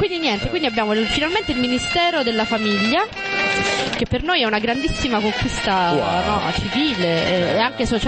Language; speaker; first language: Italian; native; Italian